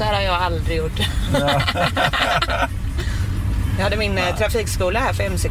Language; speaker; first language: Swedish; native; Swedish